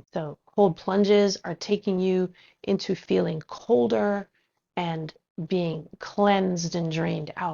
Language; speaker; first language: English; native; English